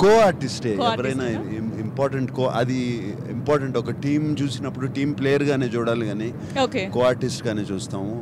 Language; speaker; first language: Telugu; native; Telugu